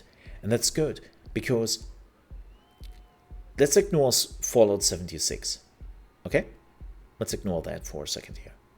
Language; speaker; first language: English; non-native, fluent; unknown